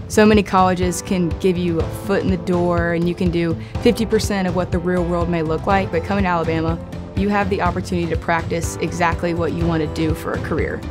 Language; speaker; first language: English; native; English